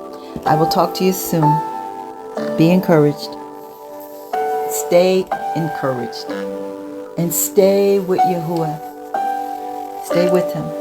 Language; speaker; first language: English; native; English